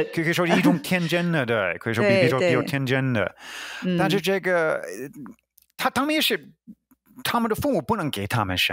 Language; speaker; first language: Chinese; non-native, fluent; English